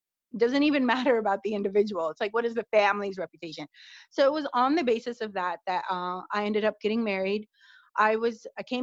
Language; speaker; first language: English; native; English